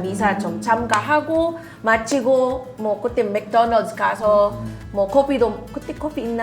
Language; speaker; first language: Korean; non-native, fluent; Filipino